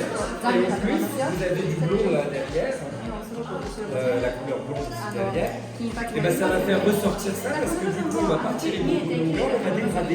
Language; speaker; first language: French; native; French